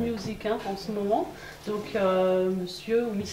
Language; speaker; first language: French; native; French